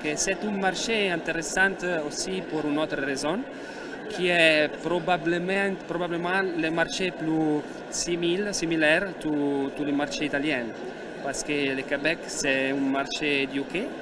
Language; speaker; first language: French; non-native, learner; Italian